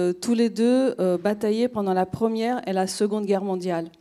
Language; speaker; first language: French; non-native, fluent; Romanian